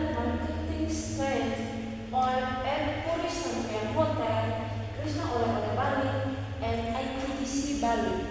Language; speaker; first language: English; non-native, learner; Indonesian